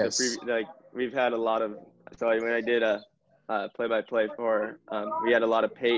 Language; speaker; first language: English; native; English